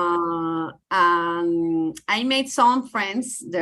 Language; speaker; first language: English; non-native, learner; Spanish